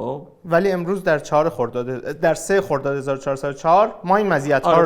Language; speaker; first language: Persian; native; Persian